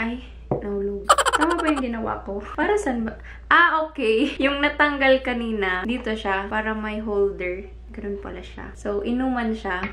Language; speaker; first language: Filipino; non-native, local second language; Hiligaynon